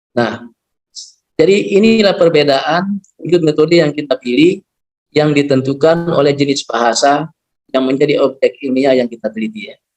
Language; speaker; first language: Indonesian; non-native, local second language; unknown